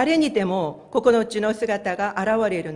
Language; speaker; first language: Japanese; non-native, fluent; Korean